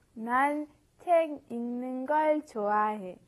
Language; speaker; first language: Korean; non-native, learner; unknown